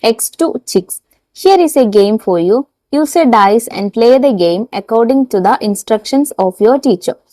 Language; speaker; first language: English; non-native, local second language; Malayalam